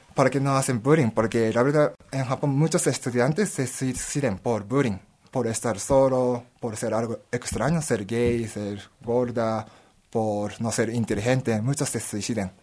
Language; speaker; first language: Spanish; non-native, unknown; Japanese